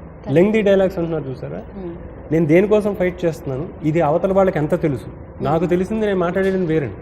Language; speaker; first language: Telugu; native; Telugu